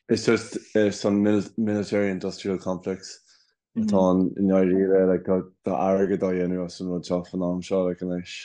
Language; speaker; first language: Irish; non-native, local second language; English